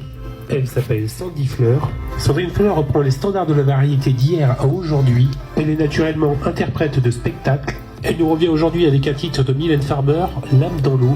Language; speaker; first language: French; native; French